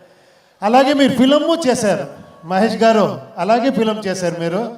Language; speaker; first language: Telugu; non-native, local second language; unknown